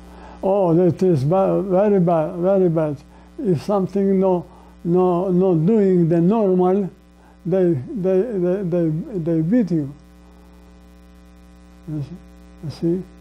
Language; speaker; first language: English; non-native, learner; Polish